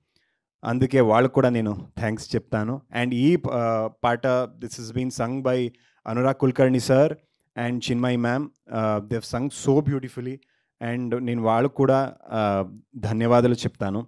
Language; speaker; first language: Telugu; non-native, learner; Kannada